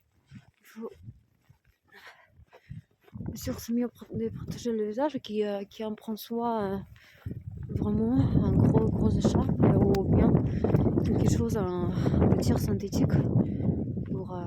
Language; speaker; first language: French; non-native, fluent; Russian